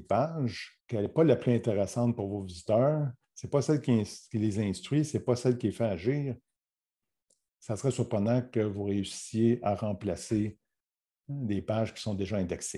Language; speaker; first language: French; native; French